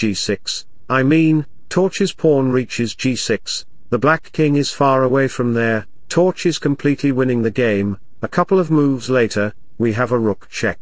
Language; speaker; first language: English; non-native, local second language; Hindi